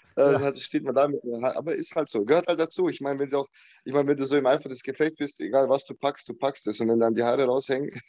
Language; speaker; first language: German; early bilingual, other home language; Bosnian